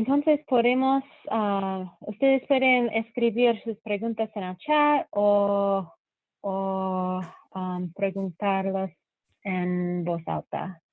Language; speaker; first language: Spanish; non-native, fluent; English